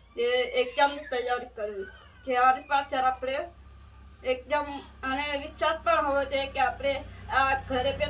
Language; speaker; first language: Gujarati; non-native, local second language; Vasavi